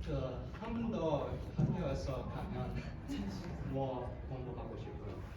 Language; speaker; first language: Korean; non-native, learner; English